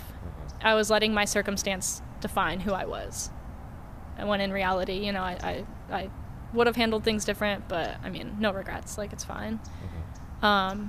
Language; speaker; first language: English; native; English